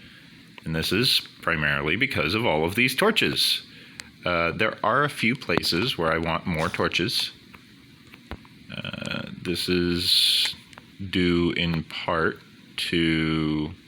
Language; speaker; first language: English; native; English